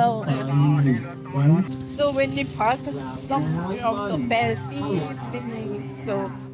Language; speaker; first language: English; non-native, learner; Korean